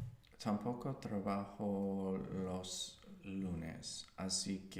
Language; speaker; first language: Spanish; non-native, learner; English